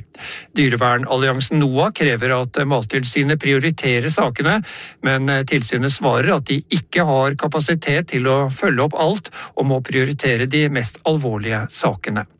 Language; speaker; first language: Norwegian; native; Norwegian